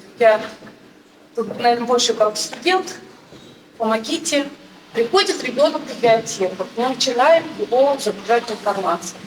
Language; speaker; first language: Russian; native; Russian